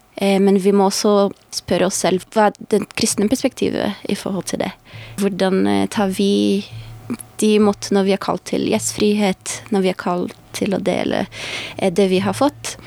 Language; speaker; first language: Norwegian; non-native, fluent; Portuguese